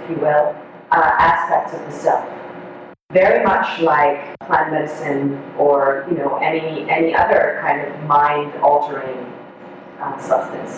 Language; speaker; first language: English; non-native, fluent; Hebrew